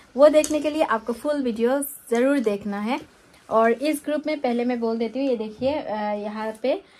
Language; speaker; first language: Hindi; non-native, local second language; Bangla